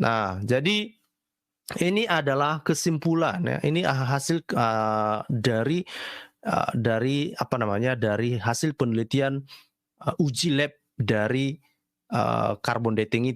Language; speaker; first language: Indonesian; native; Indonesian